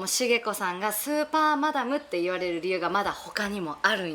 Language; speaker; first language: Japanese; native; Japanese